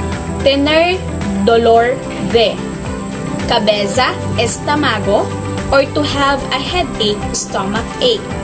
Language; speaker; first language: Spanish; non-native, learner; Filipino